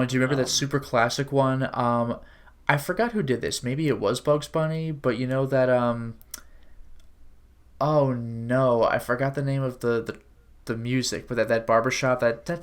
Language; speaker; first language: English; native; English